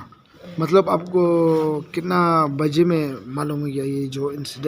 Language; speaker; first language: Hindi; non-native, local second language; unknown